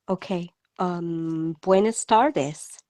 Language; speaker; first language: Spanish; non-native, learner; English